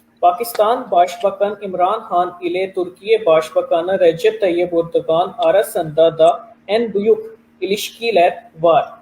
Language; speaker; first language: Turkish; non-native, learner; Urdu